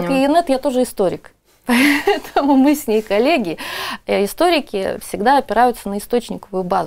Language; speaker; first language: Russian; native; Russian